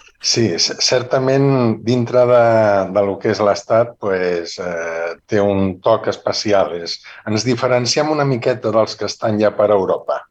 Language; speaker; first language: Catalan; native; Catalan